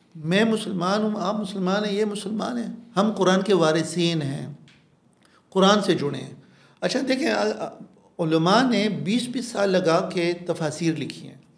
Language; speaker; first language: Urdu; non-native, local second language; Pashto